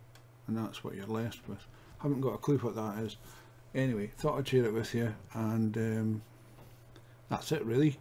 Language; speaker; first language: English; native; English